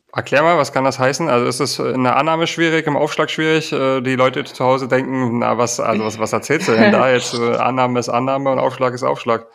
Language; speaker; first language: German; native; German